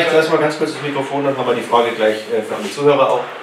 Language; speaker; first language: German; native; German